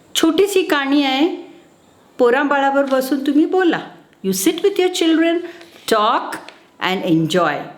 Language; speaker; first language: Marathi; non-native, local second language; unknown